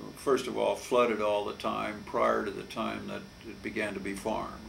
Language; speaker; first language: English; native; English